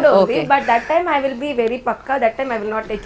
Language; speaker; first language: Telugu; non-native, fluent; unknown